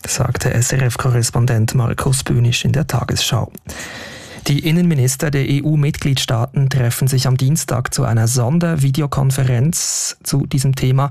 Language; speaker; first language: German; native; German